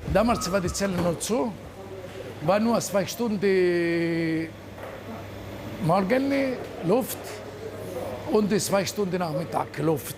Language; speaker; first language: German; non-native, learner; Italian